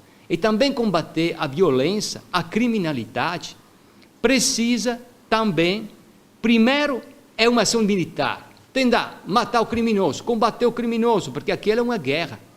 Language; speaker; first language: Portuguese; non-native, fluent; Italian